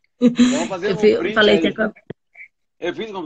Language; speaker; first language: Portuguese; native; Portuguese